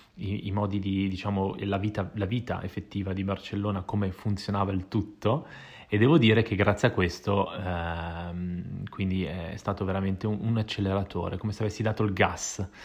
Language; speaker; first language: Italian; native; Italian